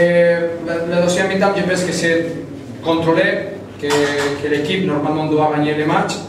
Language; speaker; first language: French; non-native, fluent; Spanish